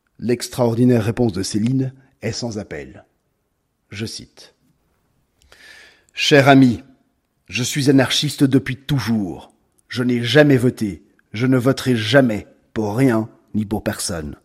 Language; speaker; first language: French; native; French